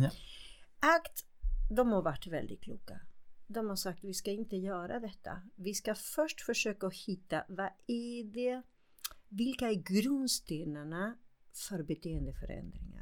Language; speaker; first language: Swedish; non-native, fluent; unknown